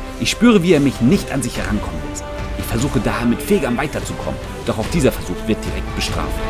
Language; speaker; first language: German; native; German